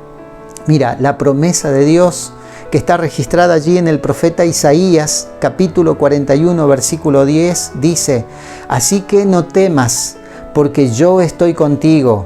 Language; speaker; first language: Spanish; native; Spanish